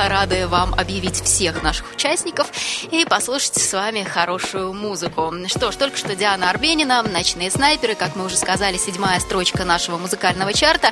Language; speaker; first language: Russian; native; Russian